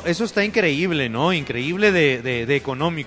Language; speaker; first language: Spanish; native; Spanish